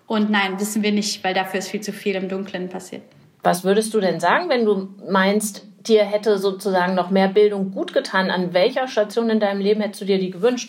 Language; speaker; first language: German; native; German